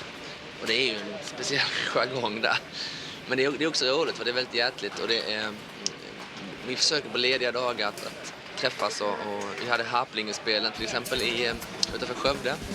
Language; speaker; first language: Swedish; native; Swedish